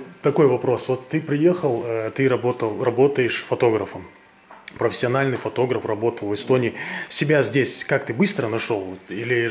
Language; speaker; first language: Russian; native; Russian